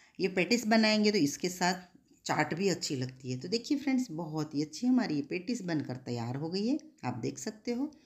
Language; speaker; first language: Hindi; non-native, local second language; Gujarati